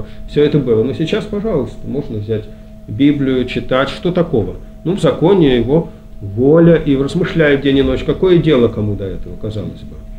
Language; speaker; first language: Russian; native; Russian